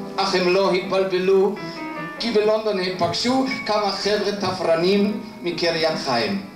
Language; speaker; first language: Hebrew; non-native, fluent; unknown